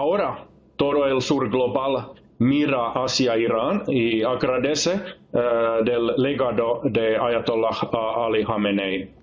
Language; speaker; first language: Spanish; non-native, fluent; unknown